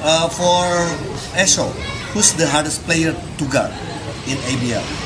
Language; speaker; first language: English; non-native, learner; Indonesian